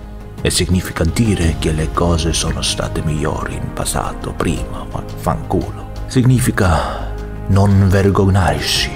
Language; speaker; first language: Italian; non-native, learner; Swedish